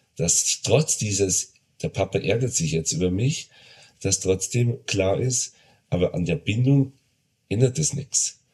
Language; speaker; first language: German; native; German